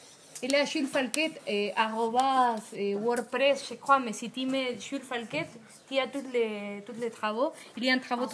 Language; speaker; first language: French; non-native, fluent; Spanish